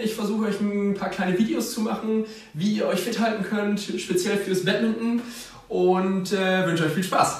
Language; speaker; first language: German; native; German